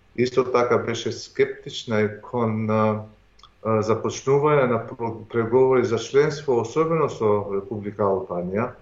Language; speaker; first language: Macedonian; non-native, local second language; Albanian